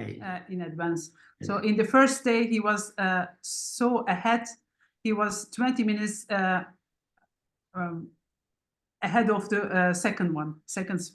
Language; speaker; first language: English; non-native, fluent; Turkish